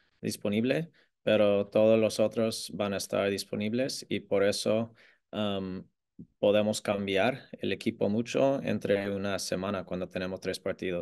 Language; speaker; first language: Spanish; non-native, fluent; English